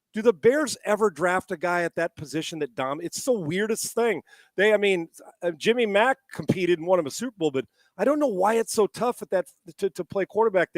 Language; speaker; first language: English; native; English